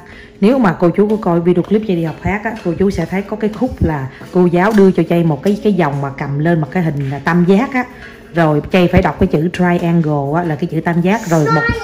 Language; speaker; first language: Vietnamese; native; Vietnamese